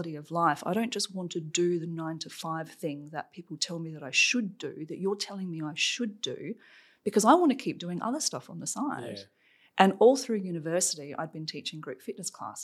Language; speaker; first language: English; native; English